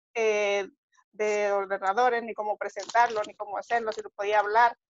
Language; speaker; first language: Spanish; native; Spanish